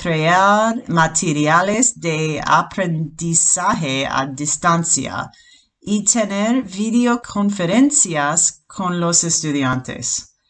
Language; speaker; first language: Spanish; non-native, fluent; English